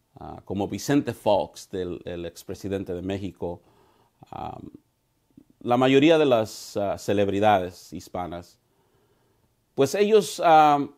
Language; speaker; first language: Spanish; native; Spanish